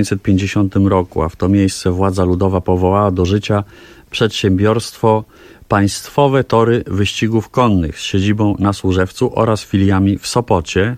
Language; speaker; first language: Polish; native; Polish